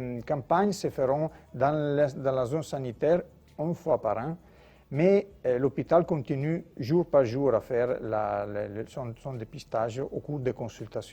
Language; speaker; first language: French; non-native, fluent; Italian